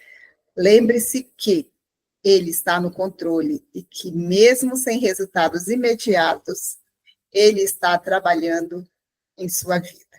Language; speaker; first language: Portuguese; native; Portuguese